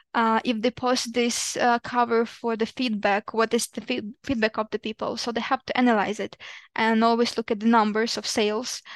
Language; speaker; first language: English; non-native, fluent; Ukrainian